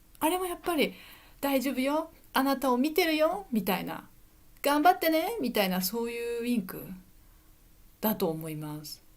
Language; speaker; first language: Japanese; native; Japanese